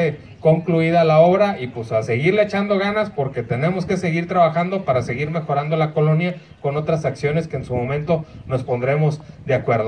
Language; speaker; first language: Spanish; native; Spanish